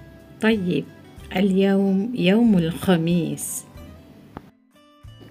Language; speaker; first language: Arabic; non-native, fluent; Malay